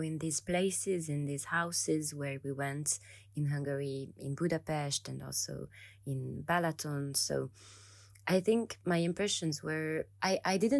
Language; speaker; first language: English; non-native, fluent; French